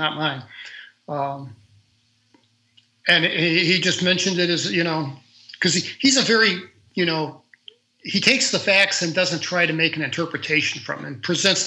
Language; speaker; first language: English; native; English